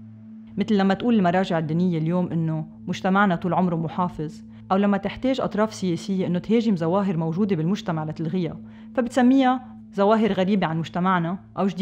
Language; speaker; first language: Arabic; native; Arabic